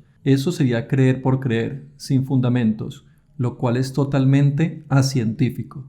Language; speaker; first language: Spanish; native; Spanish